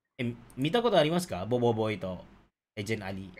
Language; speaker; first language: Malay; native; Malay